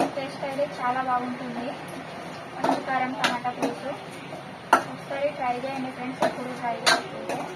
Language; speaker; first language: Telugu; native; Telugu